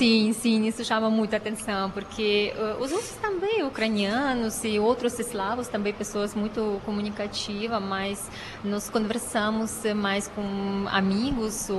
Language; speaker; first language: Portuguese; non-native, fluent; Ukrainian